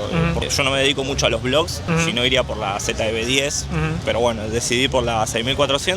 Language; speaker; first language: Spanish; native; Spanish